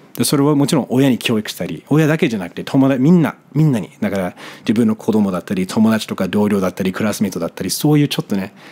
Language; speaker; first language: Japanese; non-native, fluent; English